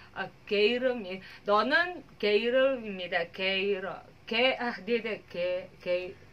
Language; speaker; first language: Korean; non-native, learner; Indonesian